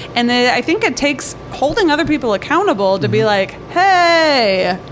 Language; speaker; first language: English; native; English